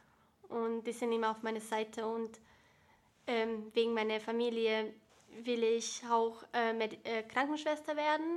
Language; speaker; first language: German; early bilingual, other home language; Bosnian